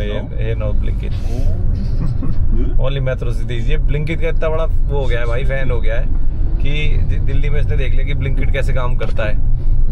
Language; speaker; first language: Hindi; native; Hindi